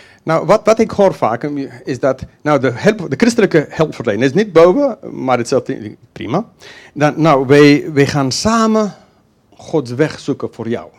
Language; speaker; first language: Dutch; non-native, fluent; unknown